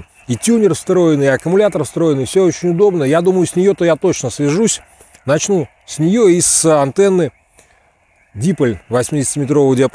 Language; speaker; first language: Russian; native; Russian